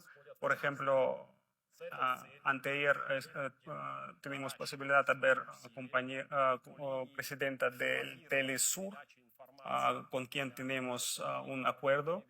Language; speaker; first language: Spanish; non-native, fluent; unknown